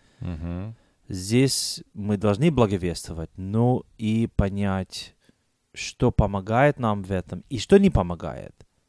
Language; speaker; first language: Russian; non-native, fluent; English